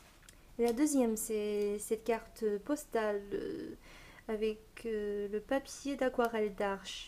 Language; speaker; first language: French; non-native, fluent; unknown